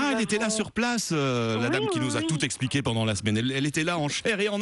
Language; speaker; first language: French; native; French